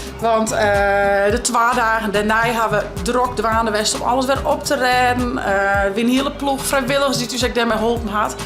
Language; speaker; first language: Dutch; non-native, local second language; Western Frisian